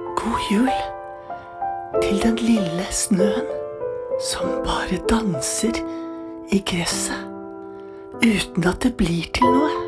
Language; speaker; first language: Norwegian; native; Norwegian